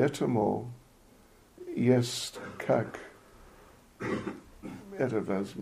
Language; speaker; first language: Russian; non-native, learner; English